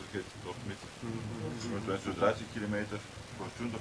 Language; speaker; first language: German; non-native, learner; Dutch